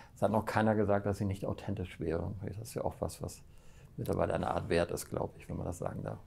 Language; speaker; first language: German; native; German